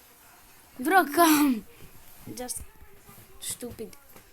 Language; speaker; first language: English; non-native, learner; Greek